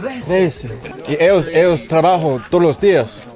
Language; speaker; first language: Spanish; non-native, learner; English